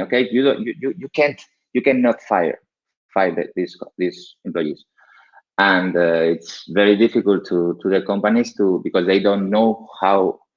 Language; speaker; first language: English; non-native, learner; Spanish